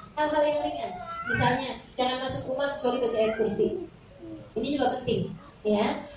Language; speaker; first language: Indonesian; native; Indonesian